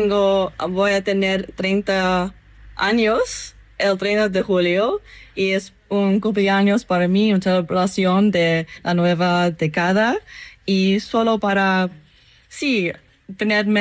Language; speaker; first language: Spanish; non-native, learner; English